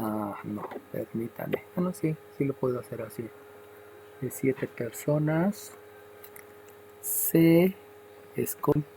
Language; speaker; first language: Spanish; native; Spanish